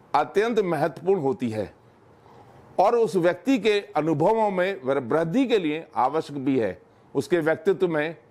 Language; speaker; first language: Hindi; native; Hindi